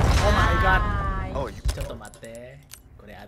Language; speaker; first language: Japanese; non-native, fluent; Indonesian